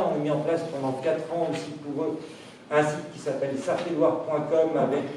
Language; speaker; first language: French; native; French